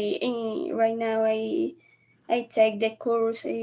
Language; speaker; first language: English; non-native, learner; Spanish